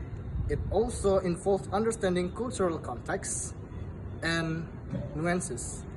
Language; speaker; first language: English; non-native, learner; Indonesian